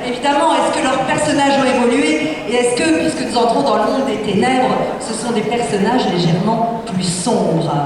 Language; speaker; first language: French; native; French